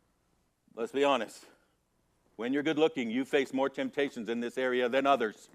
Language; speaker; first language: English; native; English